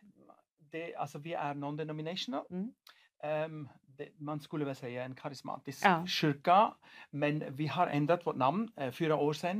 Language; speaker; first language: Swedish; non-native, fluent; German